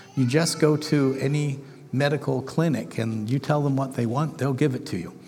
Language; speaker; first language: English; native; English